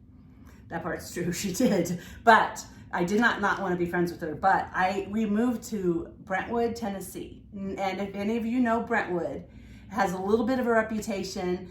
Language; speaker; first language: English; native; English